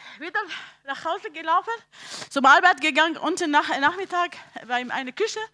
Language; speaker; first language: German; non-native, learner; Arabic